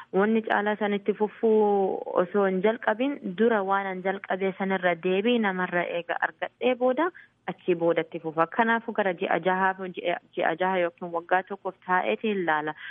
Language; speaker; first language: Oromo; early bilingual, heritage; Oromo